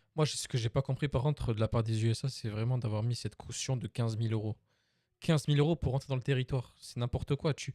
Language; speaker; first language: French; native; French